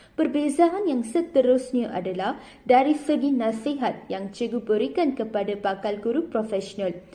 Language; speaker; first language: Malay; non-native, local second language; Tamil